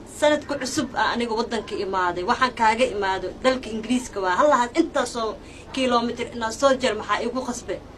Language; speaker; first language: Somali; early bilingual, heritage; Somali